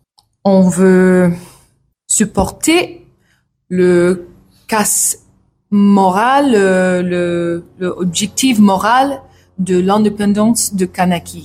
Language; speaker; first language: French; non-native, learner; English